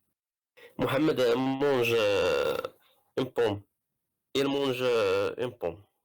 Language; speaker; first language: French; non-native, learner; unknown